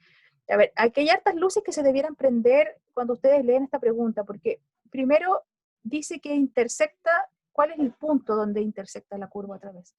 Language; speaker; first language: Spanish; native; Spanish